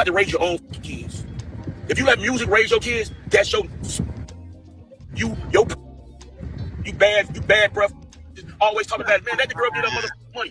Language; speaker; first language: English; native; English